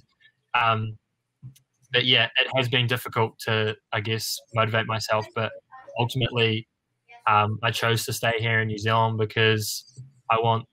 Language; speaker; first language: English; native; English